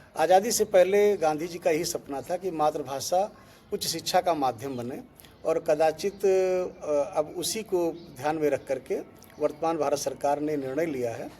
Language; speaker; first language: Hindi; native; Hindi